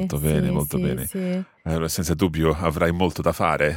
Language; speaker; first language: Italian; non-native, fluent; English